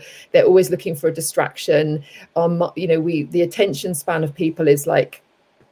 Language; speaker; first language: English; native; English